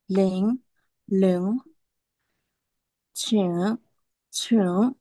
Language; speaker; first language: Chinese; non-native, learner; Burmese